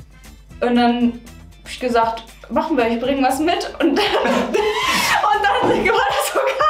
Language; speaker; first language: German; native; German